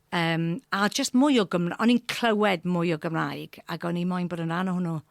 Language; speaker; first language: Welsh; non-native, local second language; English